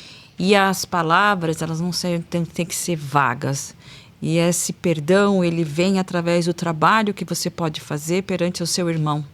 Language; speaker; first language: Portuguese; native; Portuguese